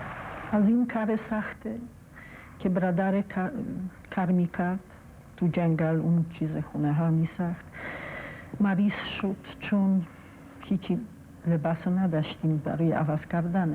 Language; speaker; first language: Persian; non-native, fluent; Polish